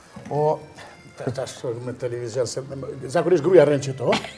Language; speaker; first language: Albanian; native; Albanian